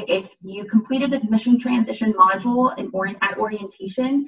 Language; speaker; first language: English; native; English